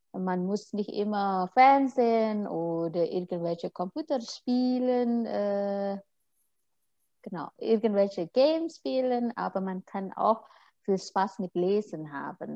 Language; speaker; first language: German; non-native, fluent; Indonesian